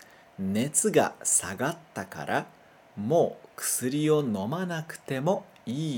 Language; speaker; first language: Japanese; non-native, fluent; Portuguese